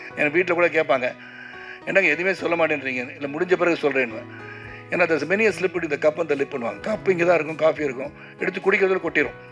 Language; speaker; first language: Tamil; native; Tamil